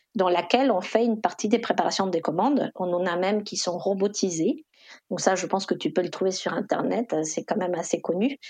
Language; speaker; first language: French; non-native, fluent; Spanish